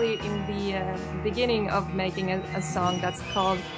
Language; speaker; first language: English; native; English